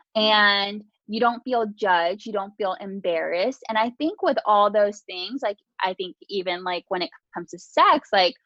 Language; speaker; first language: English; early bilingual, other home language; Japanese